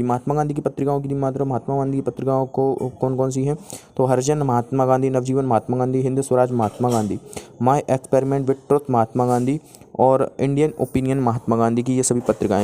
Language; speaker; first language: Hindi; native; Hindi